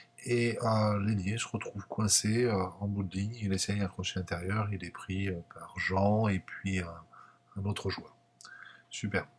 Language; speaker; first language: French; native; French